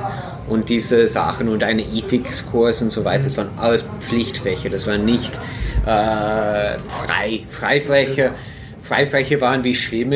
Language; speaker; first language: German; non-native, fluent; English